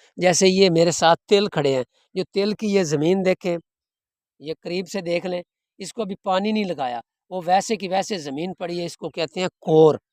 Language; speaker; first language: Urdu; non-native, local second language; Punjabi